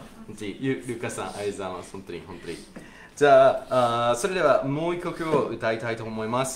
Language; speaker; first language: Japanese; non-native, fluent; English